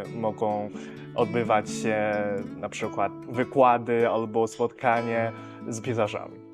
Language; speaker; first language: Polish; non-native, fluent; Chinese